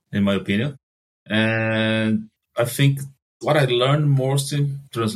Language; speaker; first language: English; non-native, fluent; Portuguese